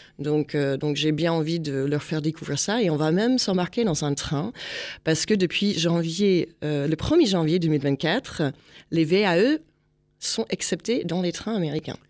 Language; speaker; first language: French; non-native, fluent; English